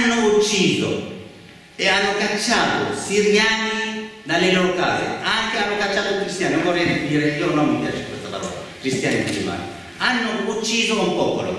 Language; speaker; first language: Italian; non-native, fluent; Arabic